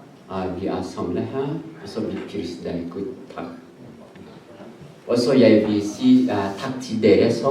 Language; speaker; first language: Norwegian; non-native, learner; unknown